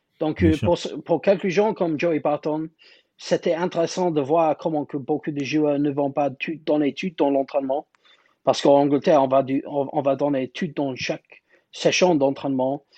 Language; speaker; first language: French; non-native, learner; English